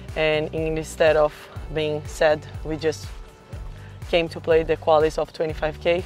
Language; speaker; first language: English; non-native, fluent; Portuguese